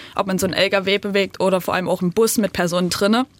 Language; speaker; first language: German; native; German